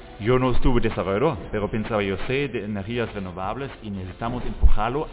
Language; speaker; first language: Spanish; non-native, fluent; German